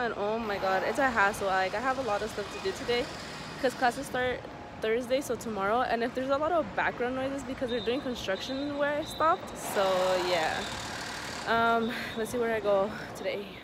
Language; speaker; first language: English; early bilingual, other home language; Spanish